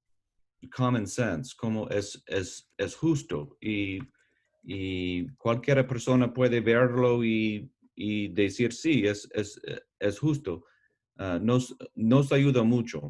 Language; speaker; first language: Spanish; non-native, learner; English